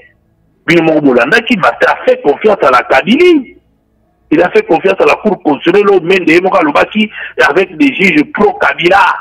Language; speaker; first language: French; non-native, local second language; Lingala